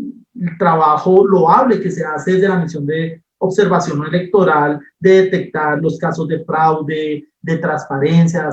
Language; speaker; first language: Spanish; native; Spanish